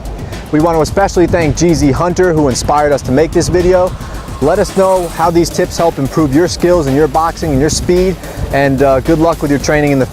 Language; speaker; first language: English; native; English